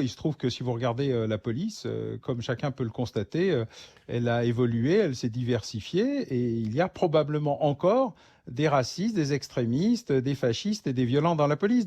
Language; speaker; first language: French; native; French